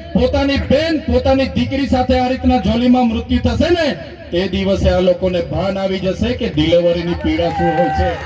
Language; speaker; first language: Gujarati; non-native, local second language; Vasavi